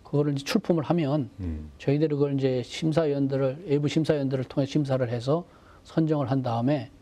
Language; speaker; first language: Korean; native; Korean